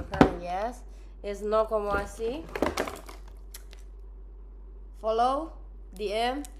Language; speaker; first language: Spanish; non-native, learner; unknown